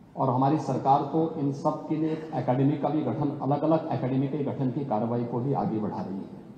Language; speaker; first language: Hindi; native; Hindi